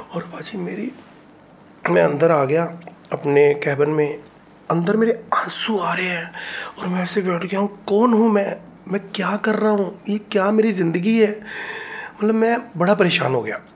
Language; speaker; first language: Hindi; native; Hindi